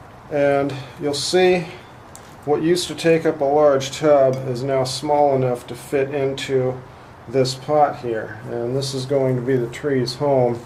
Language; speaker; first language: English; native; English